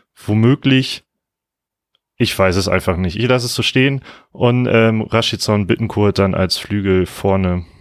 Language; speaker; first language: German; native; German